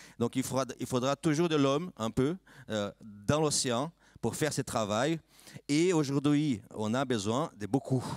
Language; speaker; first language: French; non-native, fluent; Portuguese